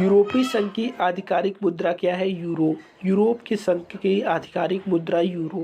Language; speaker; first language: Hindi; native; Hindi